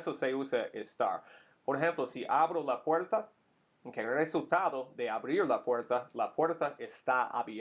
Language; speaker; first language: Spanish; non-native, fluent; English